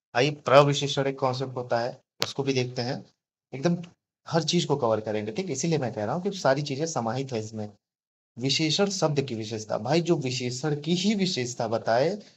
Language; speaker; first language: Hindi; native; Hindi